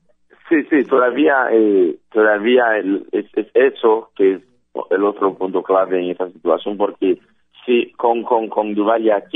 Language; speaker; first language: Spanish; non-native, fluent; Haitian Creole